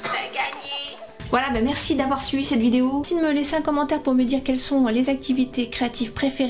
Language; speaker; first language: French; native; French